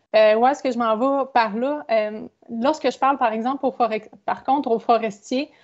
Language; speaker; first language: French; native; French